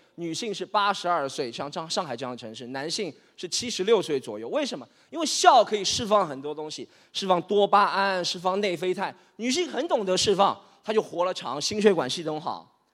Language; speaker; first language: Chinese; native; Chinese